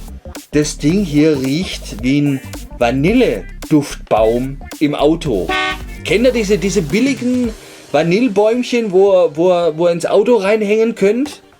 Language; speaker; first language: German; native; German